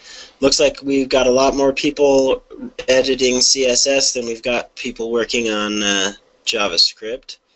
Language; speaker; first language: English; native; English